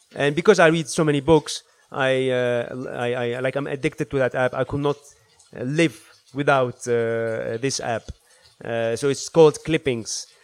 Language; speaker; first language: English; early bilingual, other home language; Arabic